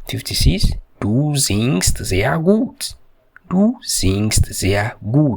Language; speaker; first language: German; non-native, fluent; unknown